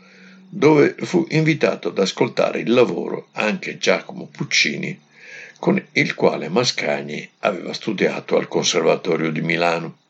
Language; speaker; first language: Italian; native; Italian